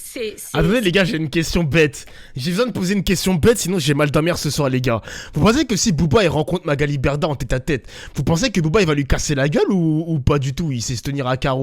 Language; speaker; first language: French; native; French